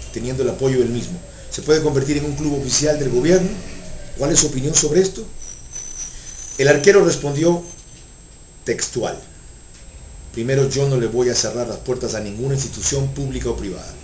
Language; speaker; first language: Spanish; native; Spanish